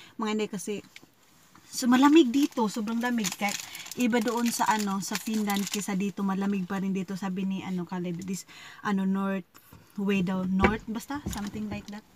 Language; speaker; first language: Filipino; native; Filipino